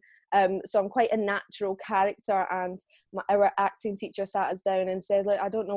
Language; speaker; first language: English; native; English